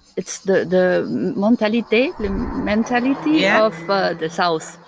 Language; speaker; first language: English; non-native, learner; German